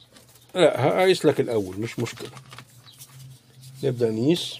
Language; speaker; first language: Arabic; native; Arabic